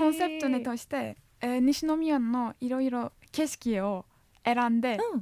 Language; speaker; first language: Japanese; non-native, fluent; Turkish